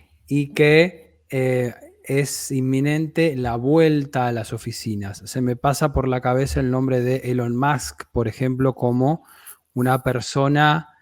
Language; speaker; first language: Spanish; native; Spanish